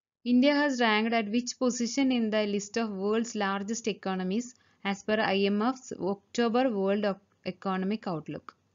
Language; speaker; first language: English; non-native, local second language; Malayalam